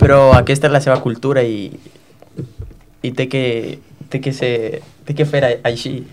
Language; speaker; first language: Catalan; non-native, learner; Spanish